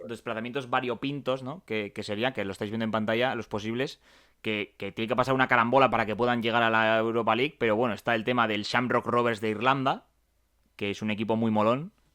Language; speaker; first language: Spanish; native; Spanish